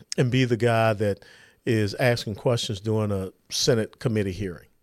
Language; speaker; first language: English; native; English